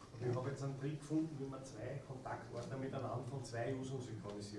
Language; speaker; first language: German; native; German